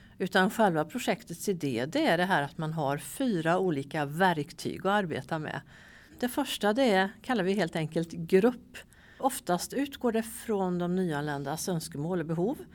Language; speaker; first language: Swedish; native; Swedish